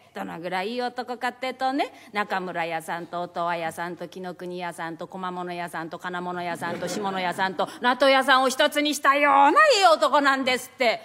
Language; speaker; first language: Japanese; native; Japanese